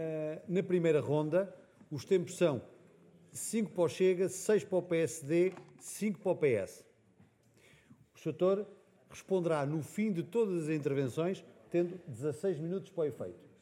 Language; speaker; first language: Portuguese; native; Portuguese